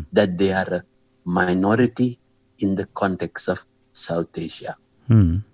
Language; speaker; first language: English; non-native, local second language; Sinhala